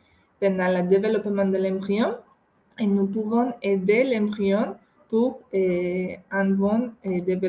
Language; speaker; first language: French; non-native, fluent; Spanish